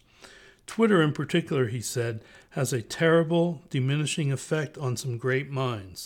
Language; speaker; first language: English; native; English